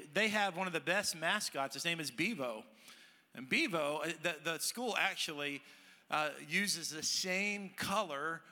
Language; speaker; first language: English; native; English